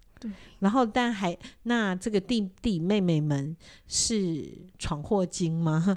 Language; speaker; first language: Chinese; native; Chinese